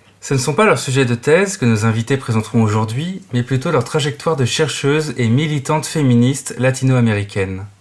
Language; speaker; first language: French; native; French